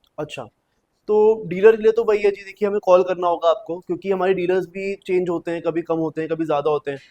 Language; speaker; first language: Hindi; native; Hindi